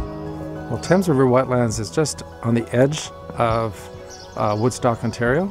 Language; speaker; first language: English; native; English